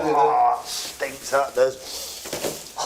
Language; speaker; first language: English; native; English